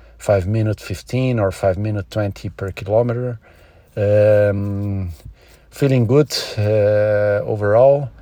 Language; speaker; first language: English; non-native, learner; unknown